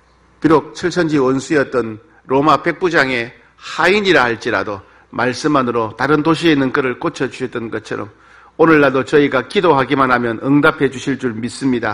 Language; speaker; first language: Korean; native; Korean